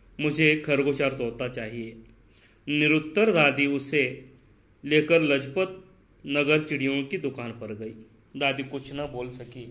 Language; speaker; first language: Hindi; non-native, local second language; Marathi